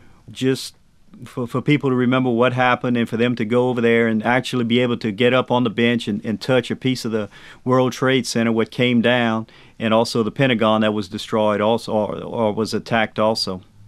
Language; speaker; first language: English; early bilingual, other home language; French